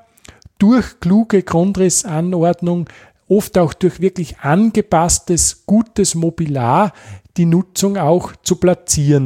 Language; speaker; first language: German; native; German